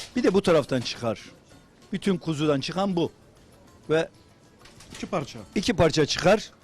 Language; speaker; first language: Turkish; native; Turkish